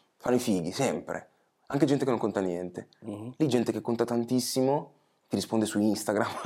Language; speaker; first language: Italian; early bilingual, other home language; Portuguese